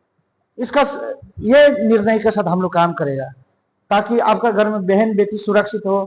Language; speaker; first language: Hindi; non-native, local second language; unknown